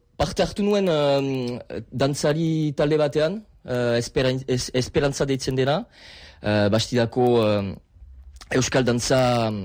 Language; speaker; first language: Basque; non-native, local second language; French